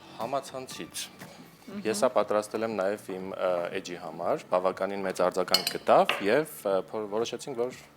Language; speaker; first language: Armenian; native; Armenian